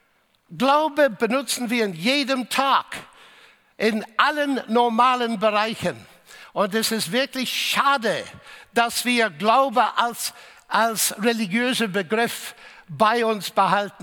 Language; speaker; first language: German; non-native, fluent; English